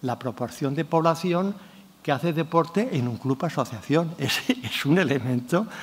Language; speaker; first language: Spanish; non-native, local second language; Catalan